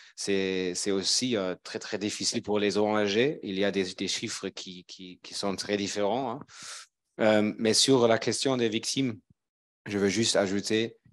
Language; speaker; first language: French; non-native, fluent; German